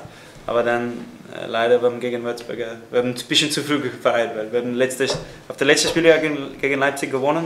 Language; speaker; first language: German; non-native, fluent; English